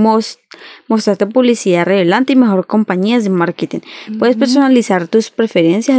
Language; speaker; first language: Spanish; native; Spanish